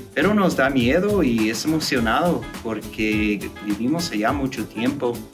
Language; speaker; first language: Spanish; non-native, fluent; English